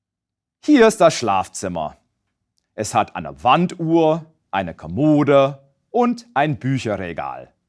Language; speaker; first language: German; non-native, fluent; English